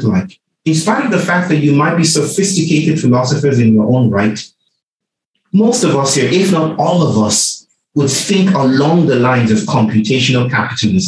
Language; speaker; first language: English; non-native, local second language; Yoruba